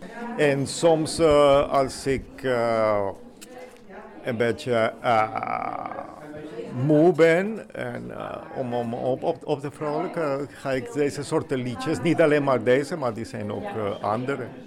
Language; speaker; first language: Dutch; non-native, learner; Spanish